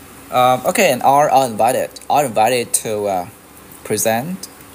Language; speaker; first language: English; non-native, fluent; Vietnamese